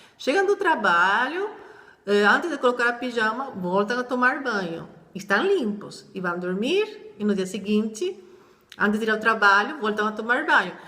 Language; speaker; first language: Portuguese; non-native, fluent; Spanish